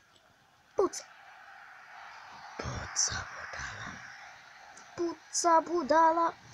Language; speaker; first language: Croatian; early bilingual, heritage; Croatian